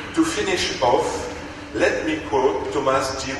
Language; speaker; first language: English; non-native, fluent; French